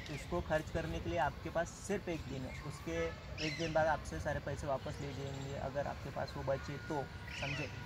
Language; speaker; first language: Hindi; non-native, local second language; Marathi